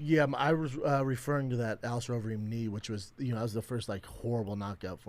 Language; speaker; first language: English; native; English